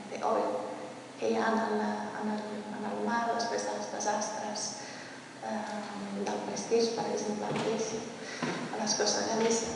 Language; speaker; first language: Catalan; early bilingual, heritage; Catalan